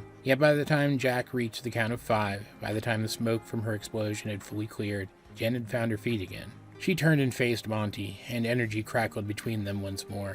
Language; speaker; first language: English; native; English